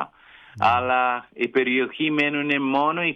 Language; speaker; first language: Greek; non-native, learner; Kurdish